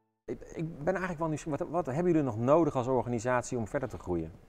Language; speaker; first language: Dutch; native; Dutch